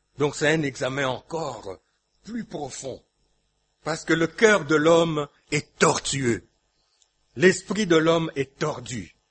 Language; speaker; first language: French; non-native, local second language; Lingala